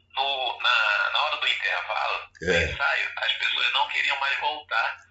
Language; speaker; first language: Portuguese; native; Portuguese